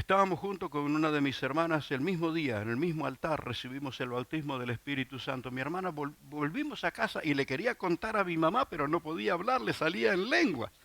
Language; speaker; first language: Spanish; native; Spanish